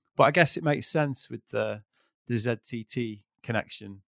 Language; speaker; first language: English; native; English